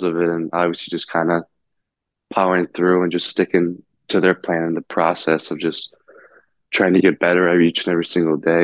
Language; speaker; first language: English; native; English